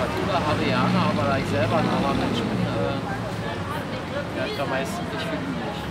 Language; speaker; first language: German; native; German